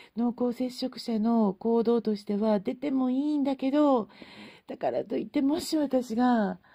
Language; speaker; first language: Japanese; native; Japanese